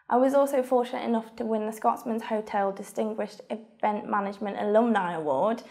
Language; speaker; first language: English; native; English